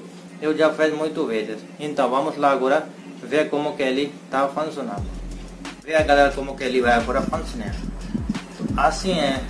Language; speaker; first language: Portuguese; non-native, learner; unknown